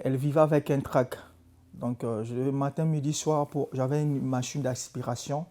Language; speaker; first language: French; non-native, local second language; Lingala